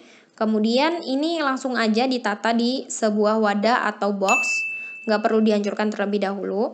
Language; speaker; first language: Indonesian; native; Indonesian